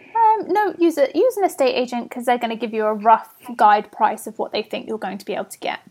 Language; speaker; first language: English; native; English